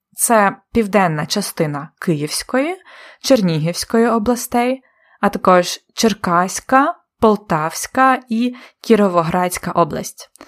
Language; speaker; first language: Ukrainian; native; Ukrainian